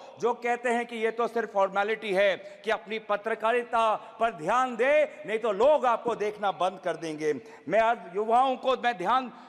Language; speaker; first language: Hindi; non-native, local second language; Assamese